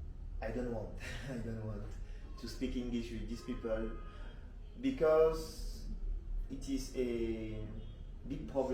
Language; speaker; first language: English; non-native, learner; French